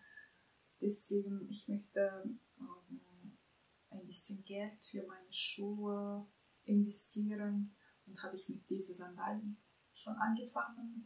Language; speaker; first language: German; non-native, fluent; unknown